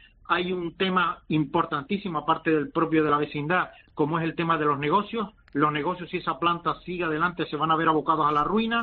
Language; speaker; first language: Spanish; native; Spanish